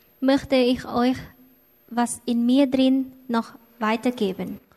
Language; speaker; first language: German; non-native, learner; Thai